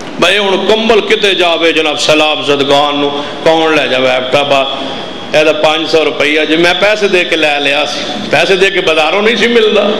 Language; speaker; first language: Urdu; non-native, local second language; Punjabi